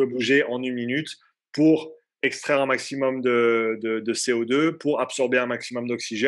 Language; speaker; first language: French; native; French